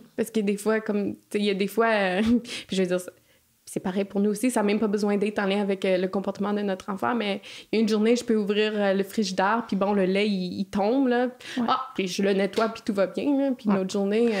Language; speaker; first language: French; non-native, fluent; English